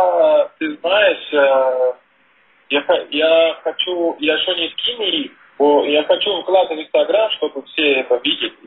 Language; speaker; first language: Russian; non-native, fluent; Portuguese